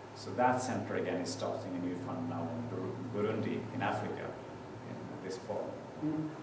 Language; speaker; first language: English; non-native, fluent; Norwegian